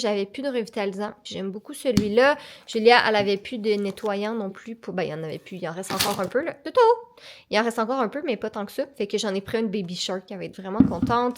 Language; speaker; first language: French; native; French